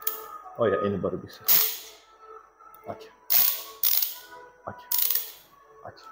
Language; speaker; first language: Indonesian; non-native, fluent; Persian